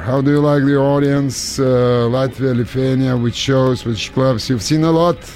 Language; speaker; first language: English; non-native, fluent; Lithuanian